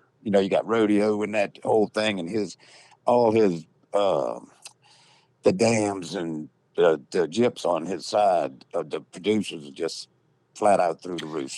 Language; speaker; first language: English; native; English